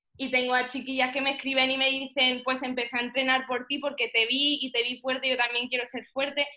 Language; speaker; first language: Spanish; early bilingual, heritage; Spanish